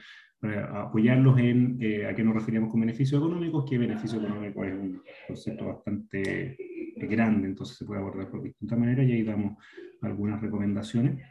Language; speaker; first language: Spanish; native; Spanish